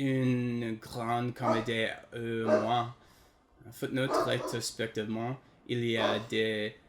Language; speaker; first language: French; non-native, learner; English